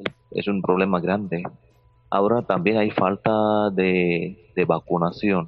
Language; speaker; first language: Spanish; non-native, fluent; Malayalam